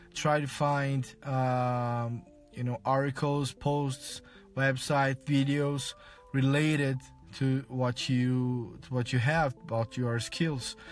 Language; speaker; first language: English; non-native, fluent; Portuguese